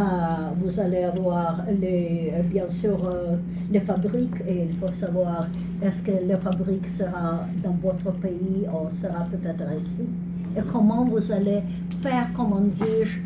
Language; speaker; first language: French; non-native, learner; English